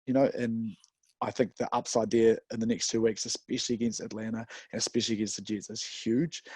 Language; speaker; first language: English; native; English